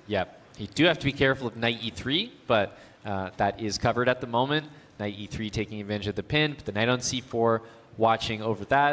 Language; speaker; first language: English; native; English